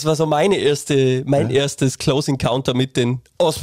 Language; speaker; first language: German; native; German